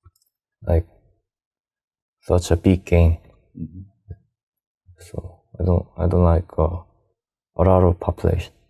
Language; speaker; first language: English; non-native, learner; Korean